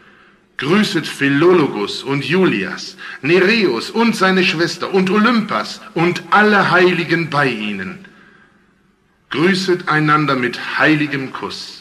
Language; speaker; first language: German; native; German